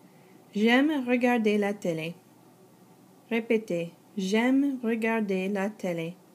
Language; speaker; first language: French; non-native, fluent; English